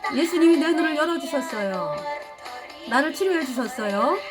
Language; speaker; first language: Korean; native; Korean